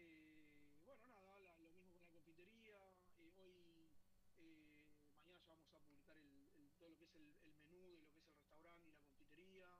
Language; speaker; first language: Spanish; native; Spanish